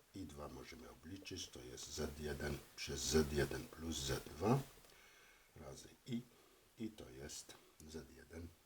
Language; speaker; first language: Polish; non-native, learner; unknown